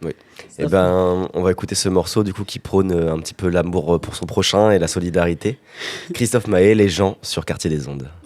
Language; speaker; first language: French; native; French